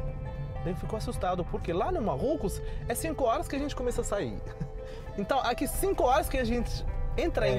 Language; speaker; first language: Portuguese; non-native, learner; Arabic